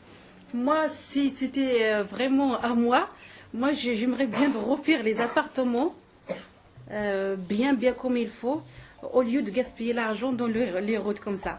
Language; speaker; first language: French; early bilingual, other home language; Arabic